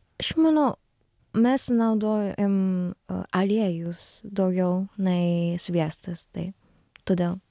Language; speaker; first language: Lithuanian; non-native, learner; Japanese